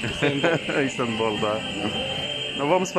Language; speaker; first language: Russian; non-native, learner; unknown